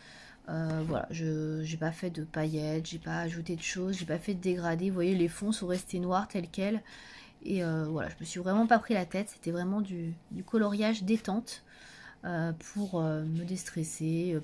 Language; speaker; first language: French; native; French